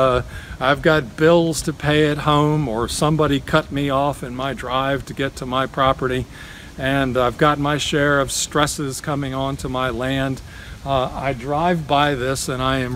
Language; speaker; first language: English; native; English